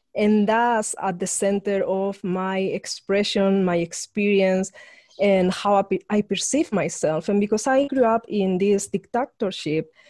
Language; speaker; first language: English; non-native, fluent; Spanish